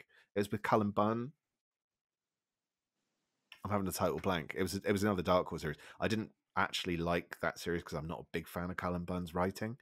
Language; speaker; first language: English; native; English